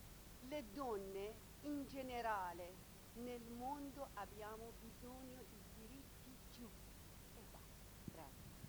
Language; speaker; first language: Italian; non-native, learner; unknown